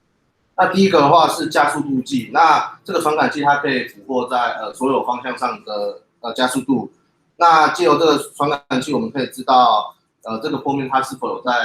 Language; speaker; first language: Chinese; native; Chinese